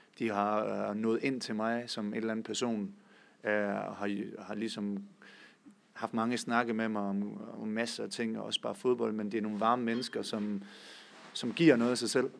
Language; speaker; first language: Danish; native; Danish